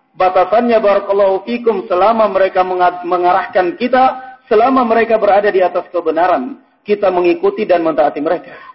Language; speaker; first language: Indonesian; native; Indonesian